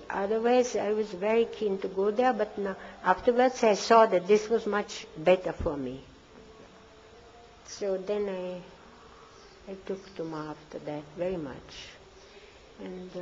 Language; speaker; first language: English; non-native, fluent; German